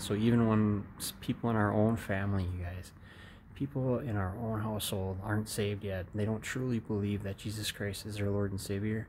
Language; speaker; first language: English; native; English